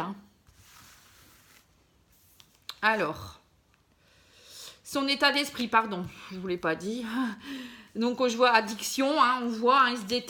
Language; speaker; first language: French; native; French